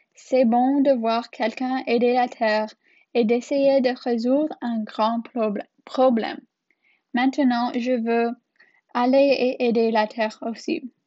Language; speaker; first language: French; non-native, learner; English